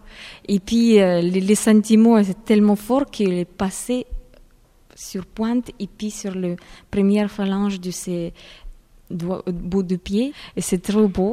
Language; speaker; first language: French; non-native, fluent; Ukrainian